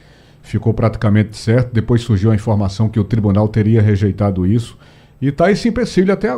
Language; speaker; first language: Portuguese; native; Portuguese